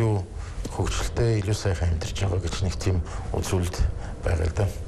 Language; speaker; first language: Mongolian; non-native, fluent; Russian